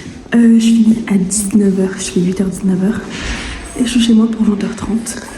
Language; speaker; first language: French; native; French